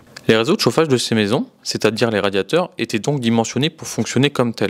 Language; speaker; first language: French; native; French